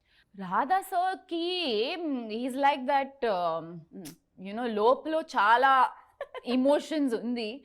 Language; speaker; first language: Telugu; non-native, learner; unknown